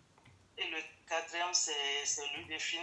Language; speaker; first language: French; non-native, fluent; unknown